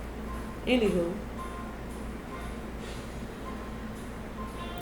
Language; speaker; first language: English; native; English